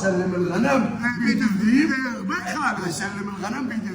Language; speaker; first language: Arabic; native; Arabic